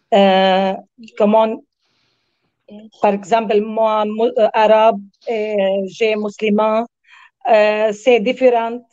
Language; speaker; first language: French; non-native, learner; Arabic